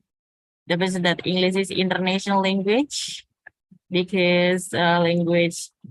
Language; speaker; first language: English; non-native, learner; Indonesian